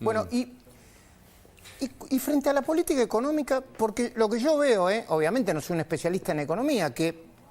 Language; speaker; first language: Spanish; native; Spanish